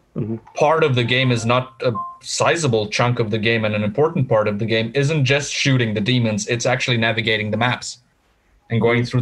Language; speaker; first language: English; non-native, fluent; Romanian